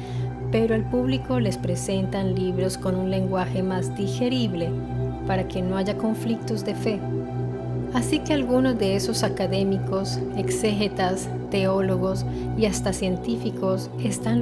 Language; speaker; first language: Spanish; non-native, fluent; Italian